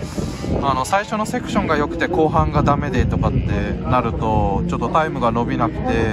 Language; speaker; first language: Japanese; native; Japanese